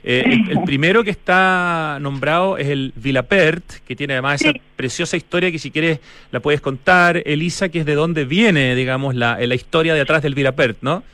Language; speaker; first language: Spanish; native; Spanish